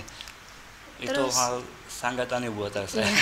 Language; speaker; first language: Indonesian; non-native, fluent; Persian